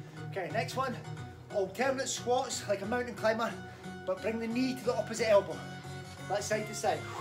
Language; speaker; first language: English; native; English